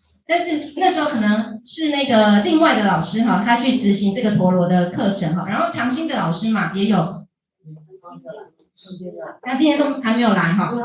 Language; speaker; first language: Chinese; native; Chinese